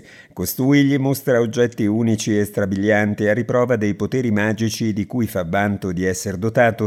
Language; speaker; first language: Italian; native; Italian